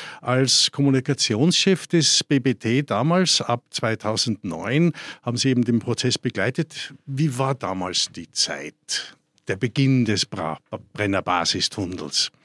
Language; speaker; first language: German; native; German